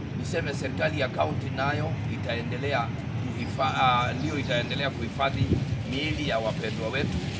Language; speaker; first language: Swahili; non-native, local second language; Kikuyu